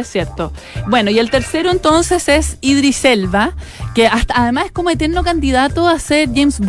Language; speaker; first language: Spanish; native; Spanish